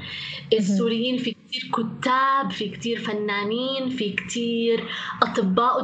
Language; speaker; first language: Arabic; native; Arabic